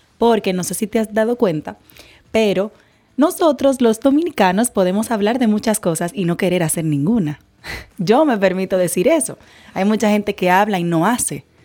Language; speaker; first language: Spanish; native; Spanish